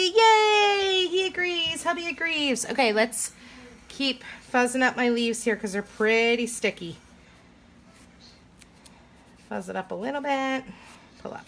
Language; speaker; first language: English; native; English